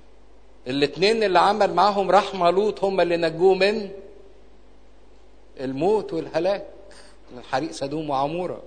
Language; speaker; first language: Arabic; native; Arabic